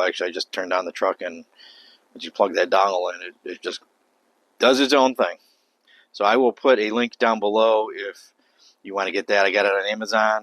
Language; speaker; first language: English; native; English